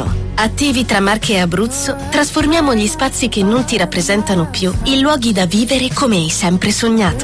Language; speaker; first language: Italian; native; Italian